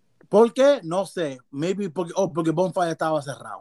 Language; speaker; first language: Spanish; early bilingual, other home language; English